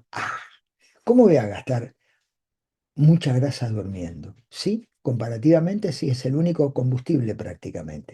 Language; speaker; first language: Spanish; native; Spanish